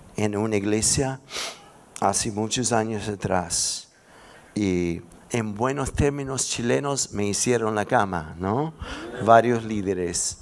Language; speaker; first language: Spanish; non-native, fluent; English